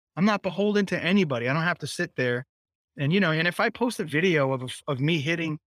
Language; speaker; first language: English; native; English